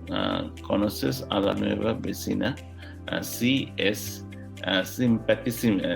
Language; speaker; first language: Spanish; non-native, learner; English